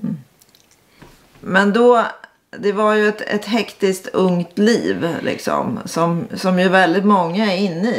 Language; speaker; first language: Swedish; native; Swedish